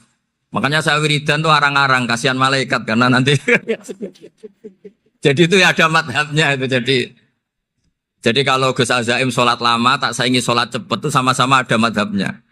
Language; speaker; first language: Indonesian; non-native, local second language; Javanese